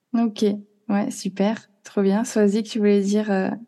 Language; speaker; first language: French; native; French